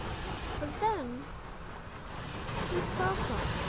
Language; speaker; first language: English; native; English